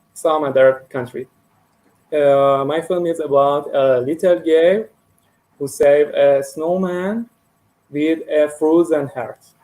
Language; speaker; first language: English; non-native, learner; Persian